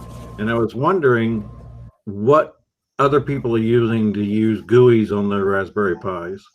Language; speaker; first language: English; native; English